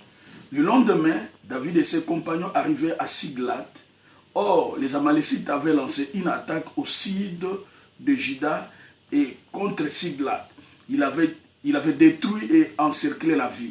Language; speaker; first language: French; non-native, local second language; Lingala